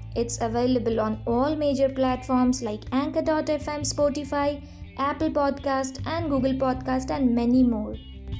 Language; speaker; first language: English; non-native, local second language; Bangla